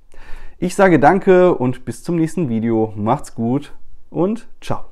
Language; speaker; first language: German; native; German